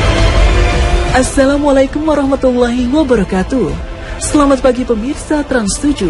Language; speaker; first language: Indonesian; native; Indonesian